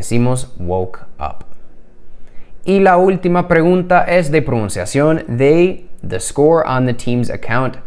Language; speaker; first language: Spanish; non-native, fluent; English